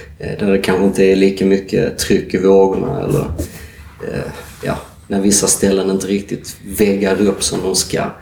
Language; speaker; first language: Swedish; native; Swedish